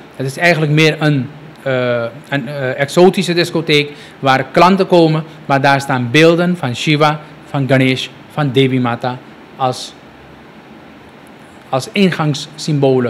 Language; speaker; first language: Dutch; native; Dutch